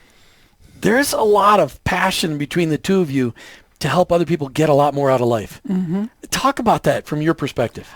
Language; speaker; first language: English; native; English